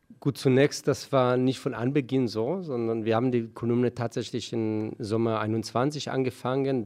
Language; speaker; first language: German; non-native, fluent; Hebrew